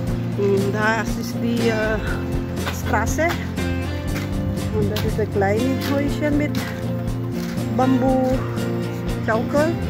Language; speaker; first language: German; non-native, learner; Filipino